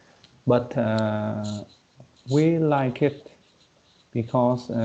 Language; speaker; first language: English; non-native, learner; Vietnamese